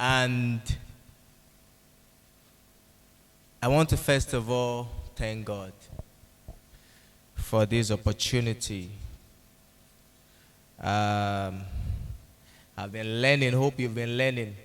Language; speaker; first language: English; non-native, local second language; Yoruba